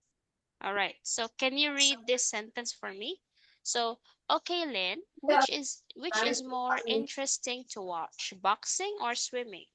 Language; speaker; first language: English; non-native, fluent; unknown